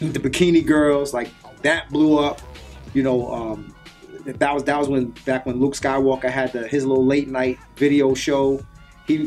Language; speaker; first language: English; native; English